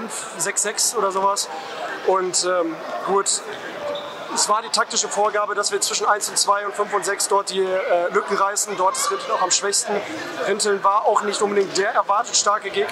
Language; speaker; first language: German; native; German